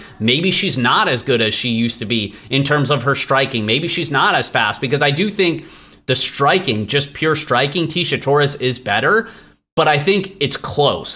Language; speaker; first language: English; native; English